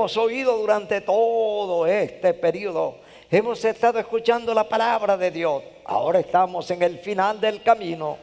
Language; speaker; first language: Spanish; native; Spanish